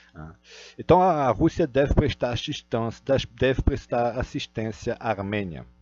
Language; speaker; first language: Portuguese; non-native, fluent; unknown